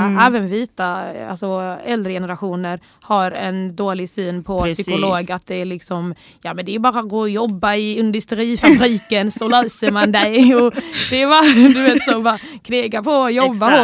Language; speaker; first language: Swedish; early bilingual, other home language; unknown